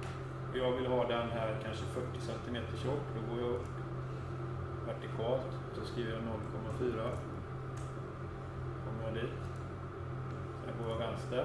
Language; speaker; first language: Swedish; native; Swedish